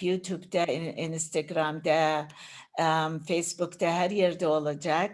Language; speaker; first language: Turkish; non-native, learner; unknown